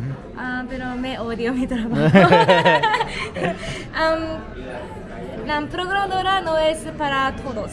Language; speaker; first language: Spanish; non-native, learner; Japanese